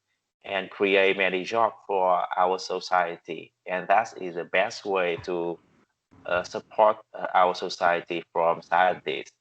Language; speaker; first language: English; non-native, learner; Vietnamese